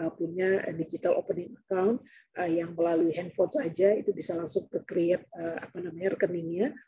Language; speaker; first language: Indonesian; native; Indonesian